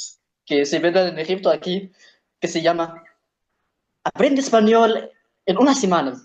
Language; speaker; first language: Spanish; non-native, learner; Arabic